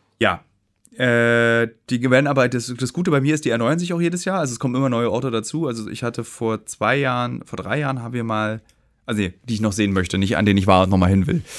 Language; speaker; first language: German; native; German